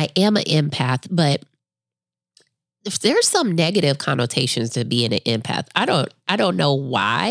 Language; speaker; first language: English; native; English